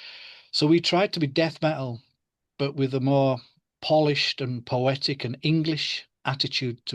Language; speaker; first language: English; native; English